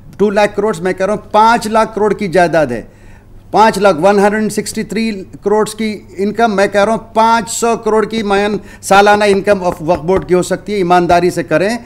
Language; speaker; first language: Urdu; native; Urdu